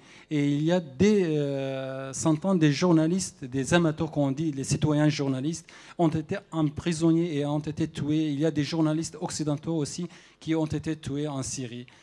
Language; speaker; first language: French; non-native, fluent; Arabic